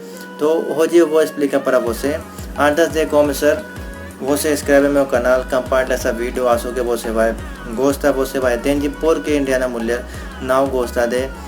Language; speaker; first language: Portuguese; non-native, learner; Hindi